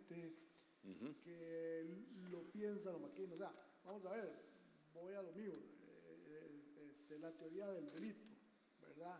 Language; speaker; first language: Spanish; native; Spanish